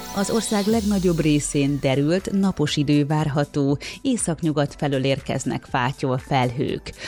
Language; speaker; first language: Hungarian; native; Hungarian